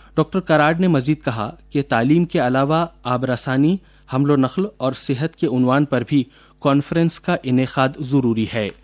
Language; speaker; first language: Urdu; native; Urdu